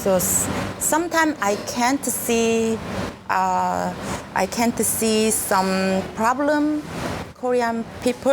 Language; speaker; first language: English; non-native, learner; Korean